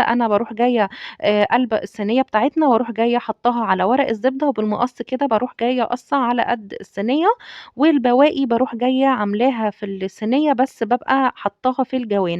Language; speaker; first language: Arabic; native; Arabic